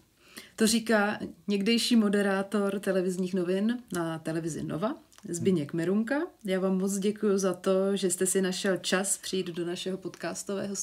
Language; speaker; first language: Czech; native; Czech